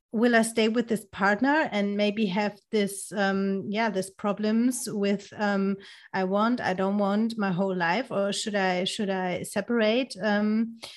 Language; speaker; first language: English; non-native, fluent; German